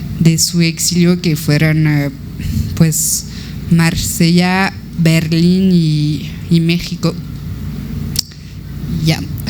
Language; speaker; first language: Spanish; non-native, fluent; French